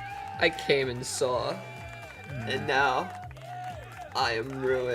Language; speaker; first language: English; native; English